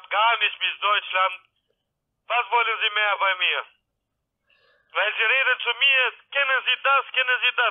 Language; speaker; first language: German; non-native, learner; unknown